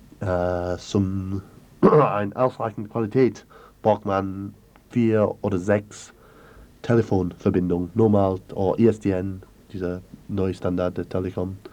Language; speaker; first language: German; non-native, learner; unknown